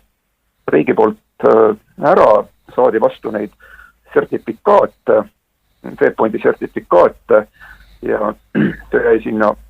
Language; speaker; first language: Estonian; native; Estonian